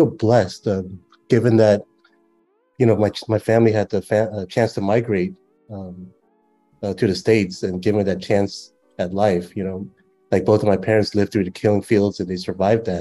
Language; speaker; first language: English; native; English